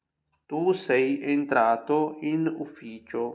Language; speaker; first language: Italian; non-native, fluent; Urdu